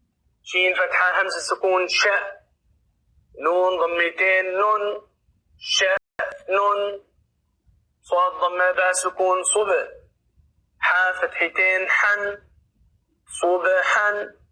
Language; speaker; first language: Arabic; non-native, fluent; Oromo